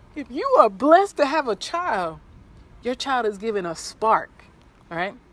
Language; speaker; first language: English; native; English